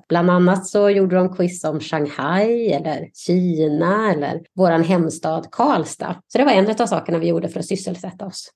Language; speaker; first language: Swedish; native; Swedish